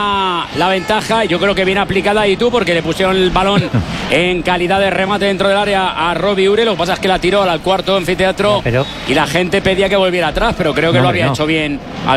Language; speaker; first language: Spanish; native; Spanish